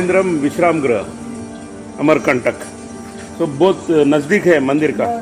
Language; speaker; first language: Hindi; non-native, local second language; Telugu